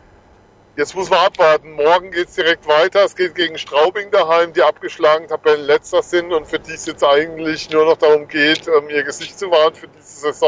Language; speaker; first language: German; native; German